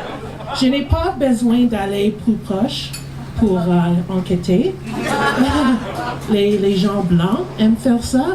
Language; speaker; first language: French; non-native, learner; English